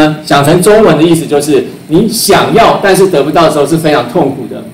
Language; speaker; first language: Chinese; native; Chinese